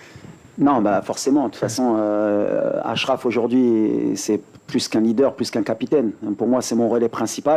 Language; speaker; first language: French; native; French